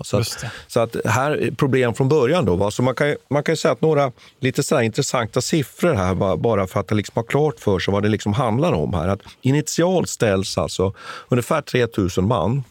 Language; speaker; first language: Swedish; native; Swedish